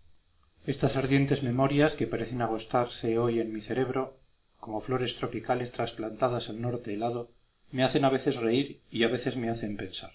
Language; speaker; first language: Spanish; native; Spanish